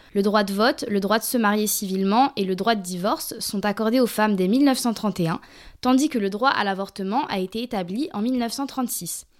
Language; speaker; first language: French; native; French